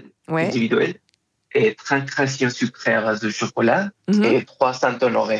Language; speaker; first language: French; non-native, fluent; Spanish